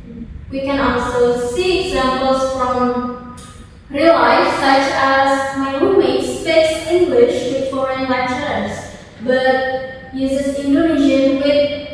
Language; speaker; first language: English; non-native, fluent; Indonesian